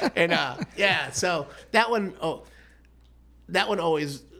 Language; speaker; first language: English; native; English